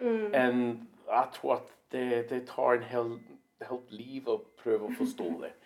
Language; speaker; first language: Norwegian; non-native, fluent; English